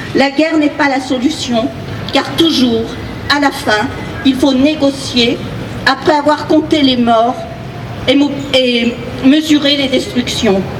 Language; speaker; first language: French; native; French